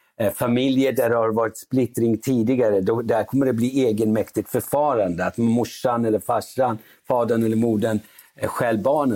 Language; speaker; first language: Swedish; early bilingual, other home language; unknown